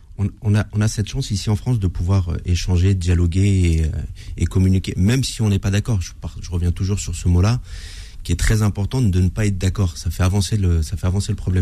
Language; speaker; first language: French; native; French